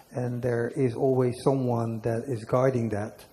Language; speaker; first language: English; non-native, fluent; Dutch